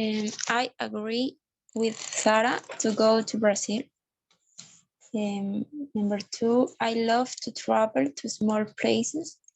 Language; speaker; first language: English; non-native, learner; Spanish